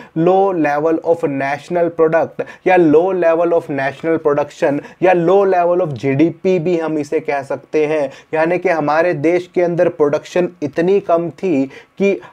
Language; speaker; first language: Hindi; native; Hindi